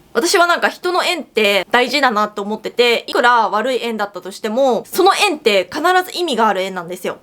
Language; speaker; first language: Japanese; native; Japanese